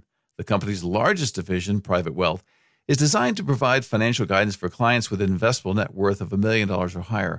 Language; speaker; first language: English; native; English